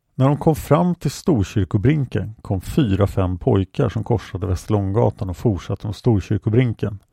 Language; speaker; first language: Swedish; native; Swedish